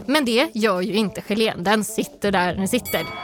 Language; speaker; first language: Swedish; native; Swedish